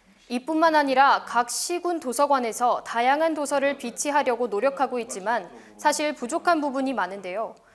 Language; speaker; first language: Korean; native; Korean